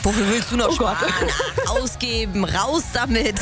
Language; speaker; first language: German; native; German